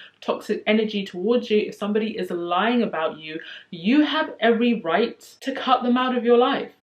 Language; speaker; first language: English; native; English